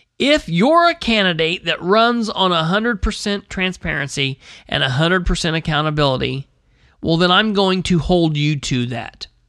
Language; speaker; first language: English; native; English